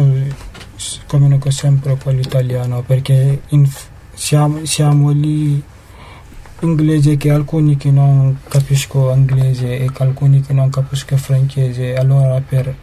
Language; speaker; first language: Italian; non-native, learner; Fula